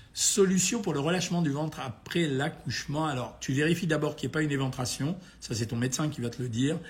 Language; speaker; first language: French; native; French